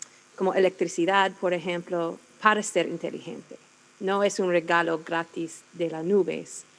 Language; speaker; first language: Spanish; non-native, fluent; English